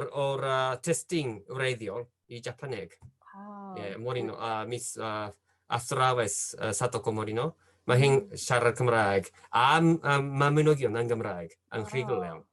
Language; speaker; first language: Welsh; non-native, fluent; Japanese